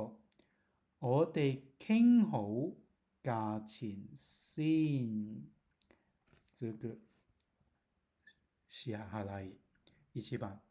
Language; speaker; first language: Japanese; non-native, learner; Cantonese